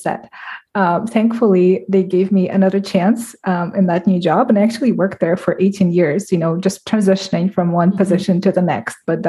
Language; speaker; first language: English; non-native, fluent; Russian